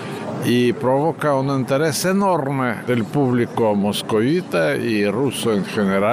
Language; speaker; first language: Spanish; non-native, fluent; Russian